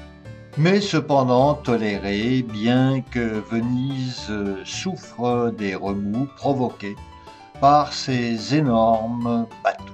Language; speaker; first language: French; native; French